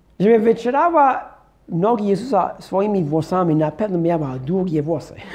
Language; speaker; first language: Polish; non-native, fluent; English